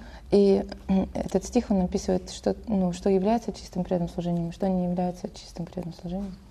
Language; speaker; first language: Russian; native; Russian